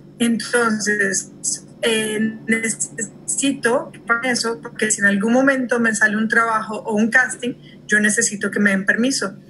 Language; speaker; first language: Spanish; early bilingual, heritage; Spanish